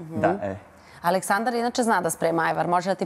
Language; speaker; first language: Bosnian; native; Bosnian